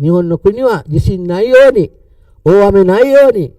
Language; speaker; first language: Japanese; non-native, learner; Sinhala